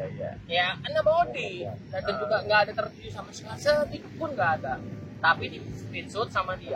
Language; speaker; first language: Indonesian; native; Indonesian